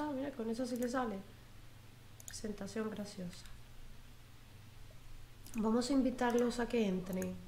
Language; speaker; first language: Spanish; native; Spanish